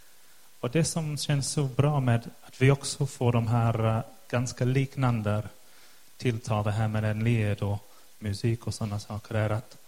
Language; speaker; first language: Swedish; non-native, fluent; English